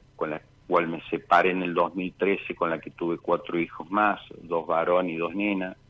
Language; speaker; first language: Spanish; native; Spanish